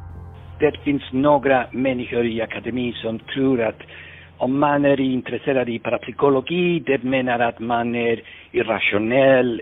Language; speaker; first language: Swedish; non-native, fluent; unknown